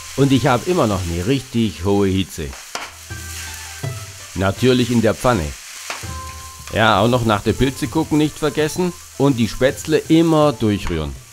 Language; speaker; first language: German; native; German